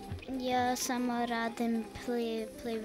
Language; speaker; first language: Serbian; early bilingual, heritage; Serbian